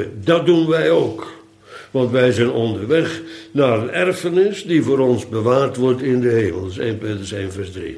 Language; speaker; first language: Dutch; native; Dutch